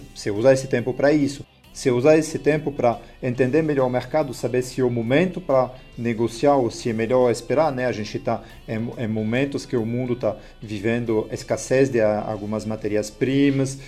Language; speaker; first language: Portuguese; non-native, fluent; French